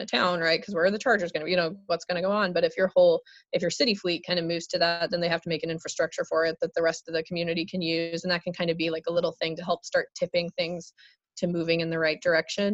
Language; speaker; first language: English; native; English